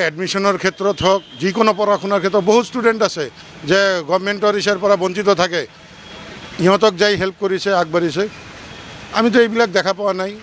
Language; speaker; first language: Assamese; non-native, local second language; Bangla